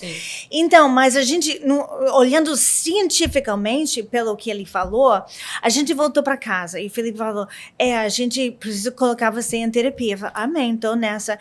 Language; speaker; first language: Portuguese; non-native, learner; English